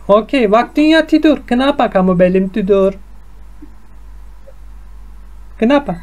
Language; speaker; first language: Indonesian; non-native, fluent; Turkish